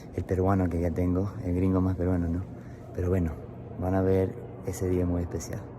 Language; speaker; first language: Spanish; non-native, fluent; English